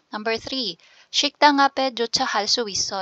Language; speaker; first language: Korean; non-native, fluent; Filipino